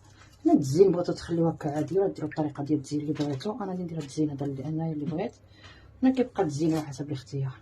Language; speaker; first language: Arabic; native; Arabic